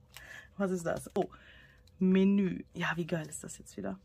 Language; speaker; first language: German; native; German